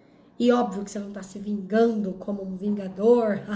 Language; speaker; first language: Portuguese; native; Portuguese